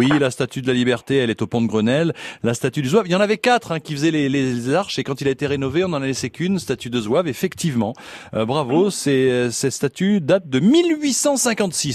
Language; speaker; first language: French; native; French